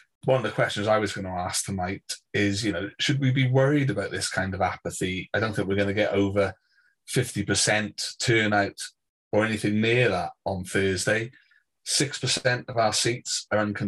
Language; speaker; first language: English; native; English